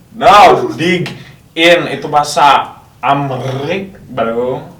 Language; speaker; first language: Indonesian; non-native, learner; English